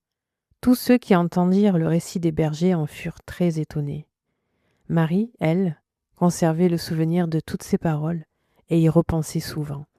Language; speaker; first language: French; native; French